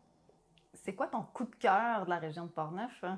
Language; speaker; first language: French; native; French